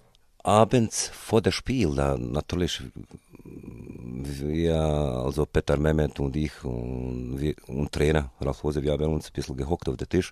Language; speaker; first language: German; non-native, fluent; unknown